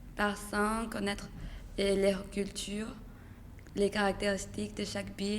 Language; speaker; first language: French; non-native, learner; Spanish